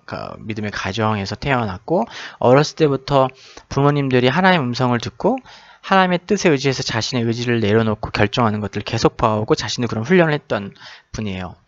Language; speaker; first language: Korean; native; Korean